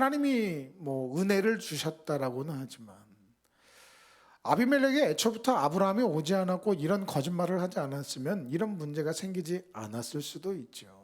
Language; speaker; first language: Korean; native; Korean